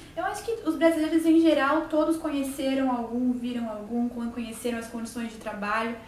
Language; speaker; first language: Portuguese; native; Portuguese